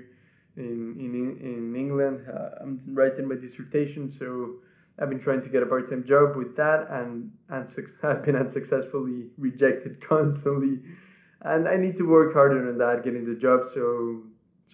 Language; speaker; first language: English; non-native, fluent; Spanish